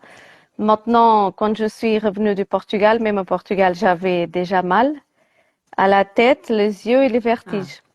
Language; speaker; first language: French; non-native, learner; Portuguese